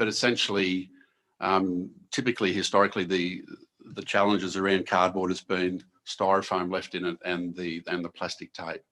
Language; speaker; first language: English; native; English